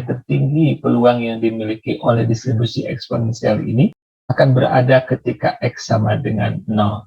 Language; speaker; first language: Indonesian; native; Indonesian